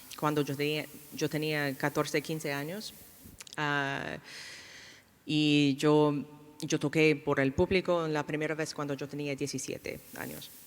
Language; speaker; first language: Spanish; non-native, fluent; English